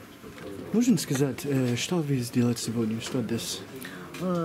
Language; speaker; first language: Russian; non-native, learner; English